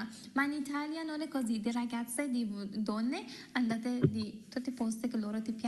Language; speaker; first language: Italian; non-native, learner; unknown